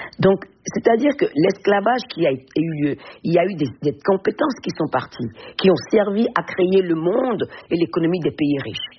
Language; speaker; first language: French; non-native, local second language; Fon